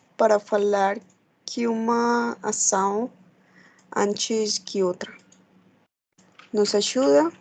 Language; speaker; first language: Portuguese; non-native, learner; Spanish